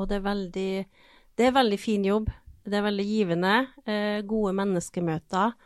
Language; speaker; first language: Norwegian; native; Norwegian